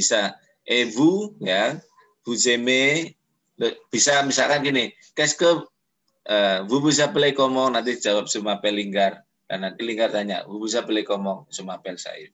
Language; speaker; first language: French; non-native, fluent; Indonesian